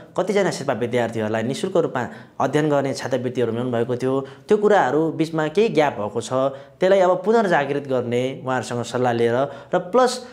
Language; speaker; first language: Nepali; non-native, local second language; Sherpa